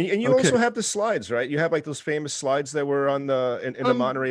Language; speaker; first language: English; native; English